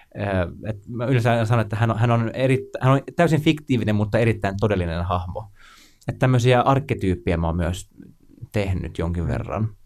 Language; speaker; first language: Finnish; non-native, local second language; Swedish